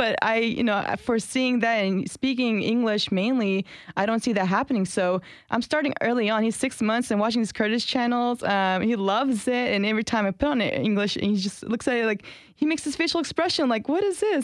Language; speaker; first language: English; early bilingual, other home language; Kurdish